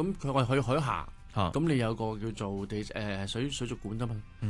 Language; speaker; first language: Cantonese; native; Cantonese